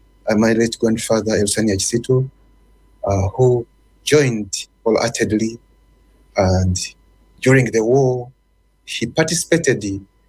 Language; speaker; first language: English; non-native, local second language; Ganda